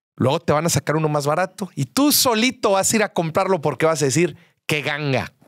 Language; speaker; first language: Spanish; native; Spanish